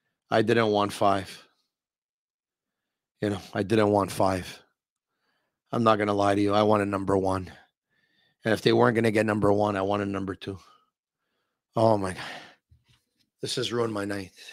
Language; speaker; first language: English; native; English